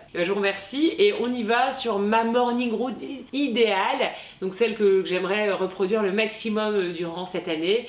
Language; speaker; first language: French; native; French